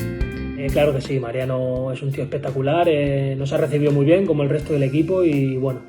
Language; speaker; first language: Spanish; native; Spanish